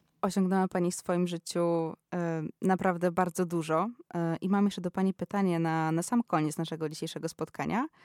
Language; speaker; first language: Polish; native; Polish